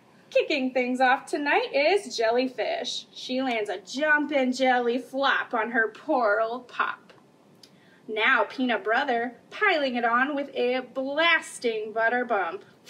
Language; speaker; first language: English; native; English